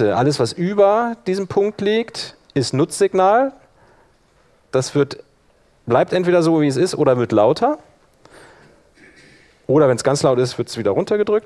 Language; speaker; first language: German; native; German